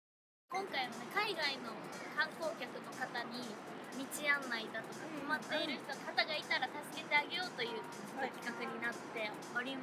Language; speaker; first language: Japanese; native; Japanese